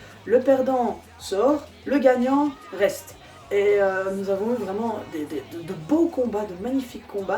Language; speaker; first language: French; native; French